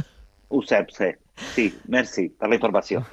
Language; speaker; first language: Catalan; non-native, local second language; Spanish